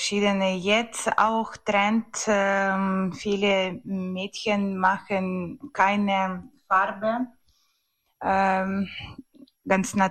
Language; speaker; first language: German; non-native, learner; Ukrainian